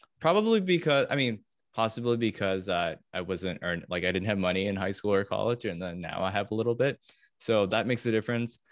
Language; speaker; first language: English; early bilingual, other home language; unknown